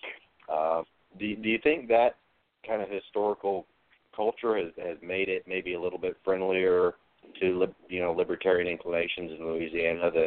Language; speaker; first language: English; native; English